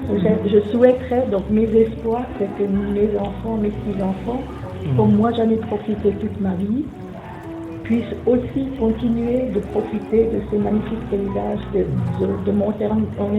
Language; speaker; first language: French; native; French